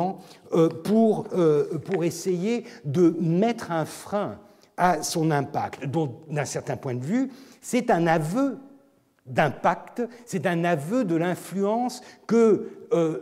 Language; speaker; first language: French; non-native, fluent; Turkish